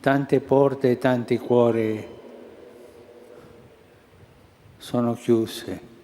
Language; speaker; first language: Italian; early bilingual, heritage; Spanish